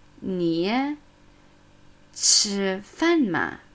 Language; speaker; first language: Chinese; non-native, fluent; German